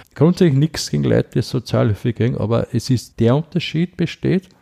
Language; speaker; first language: German; native; German